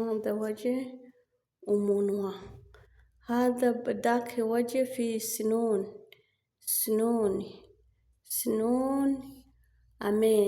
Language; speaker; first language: Arabic; non-native, learner; Rundi